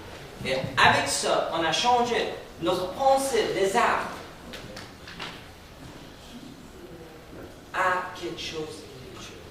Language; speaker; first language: French; non-native, fluent; Persian